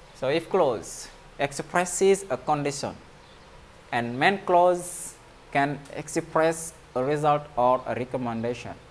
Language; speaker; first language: English; non-native, fluent; Wolof